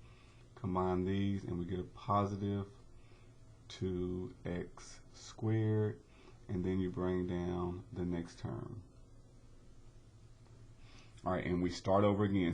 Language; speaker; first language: English; native; English